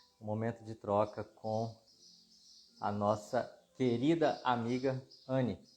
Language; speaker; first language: Portuguese; native; Portuguese